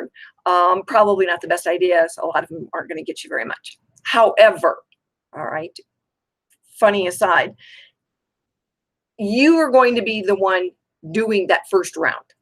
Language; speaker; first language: English; native; English